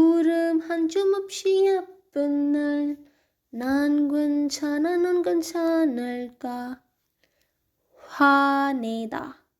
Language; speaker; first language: Korean; non-native, learner; Hindi